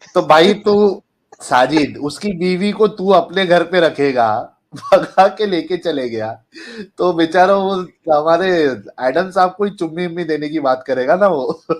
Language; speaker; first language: Hindi; native; Hindi